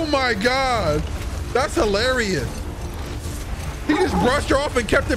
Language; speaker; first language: English; native; English